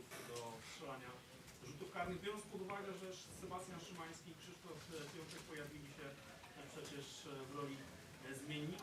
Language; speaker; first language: Polish; native; Polish